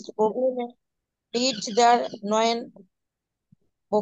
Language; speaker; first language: German; non-native, learner; Bangla